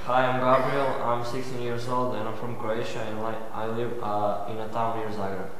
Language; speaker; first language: English; non-native, learner; Croatian